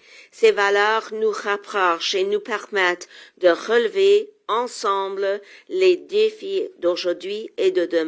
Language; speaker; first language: French; non-native, local second language; English